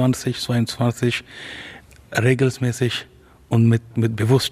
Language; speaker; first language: German; non-native, learner; Urdu